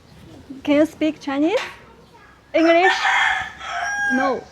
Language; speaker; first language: English; non-native, learner; Chinese